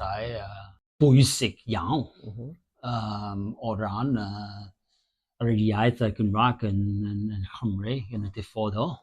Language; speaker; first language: Welsh; non-native, learner; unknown